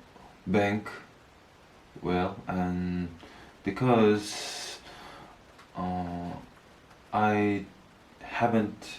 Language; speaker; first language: English; non-native, learner; Korean